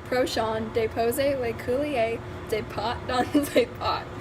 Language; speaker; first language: French; non-native, learner; English